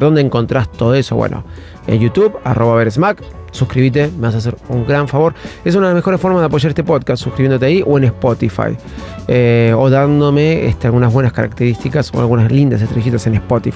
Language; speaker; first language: Spanish; native; Spanish